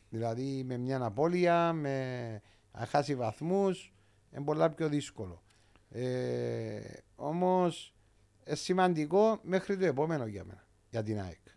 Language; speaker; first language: Greek; native; Greek